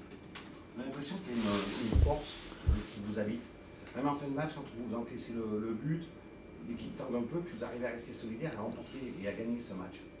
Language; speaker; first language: French; native; French